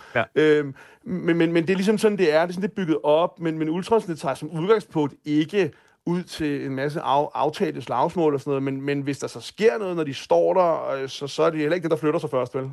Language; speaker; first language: Danish; native; Danish